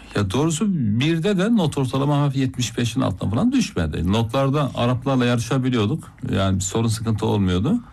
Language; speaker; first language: Turkish; non-native, local second language; Zaza